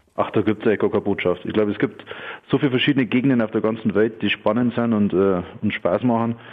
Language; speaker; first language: German; native; German